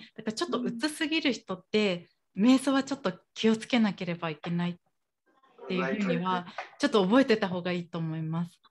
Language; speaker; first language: Japanese; native; Japanese